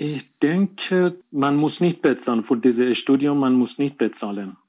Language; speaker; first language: German; non-native, learner; Persian